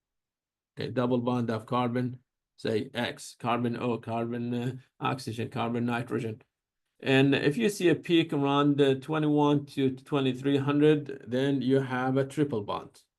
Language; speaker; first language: English; non-native, fluent; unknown